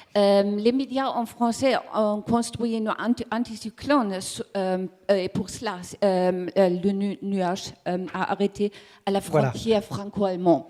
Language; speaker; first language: French; non-native, learner; German